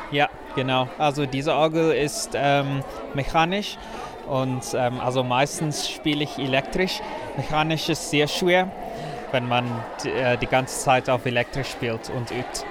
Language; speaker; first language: German; non-native, fluent; Afrikaans